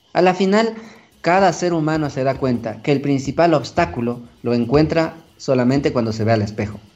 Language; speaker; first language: Spanish; native; Spanish